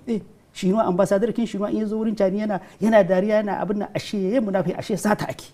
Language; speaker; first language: Hausa; non-native, local second language; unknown